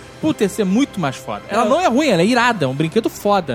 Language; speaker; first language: Portuguese; native; Portuguese